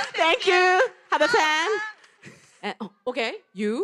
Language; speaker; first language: English; non-native, learner; Japanese